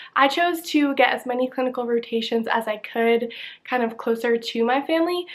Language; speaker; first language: English; native; English